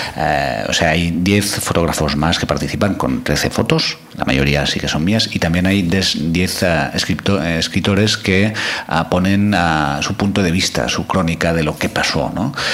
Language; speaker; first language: Spanish; non-native, local second language; Catalan